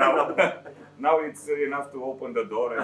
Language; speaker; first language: English; non-native, fluent; Romanian